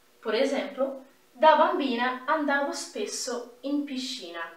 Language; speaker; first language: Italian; non-native, fluent; Portuguese